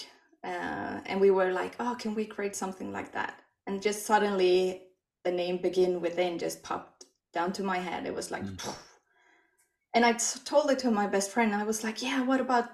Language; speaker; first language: English; non-native, fluent; Swedish